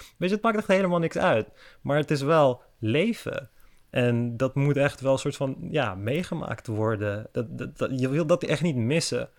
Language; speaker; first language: Dutch; early bilingual, other home language; Turkish